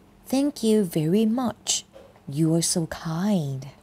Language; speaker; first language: English; non-native, fluent; Thai